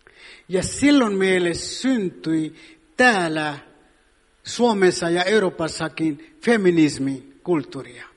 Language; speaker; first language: Finnish; non-native, fluent; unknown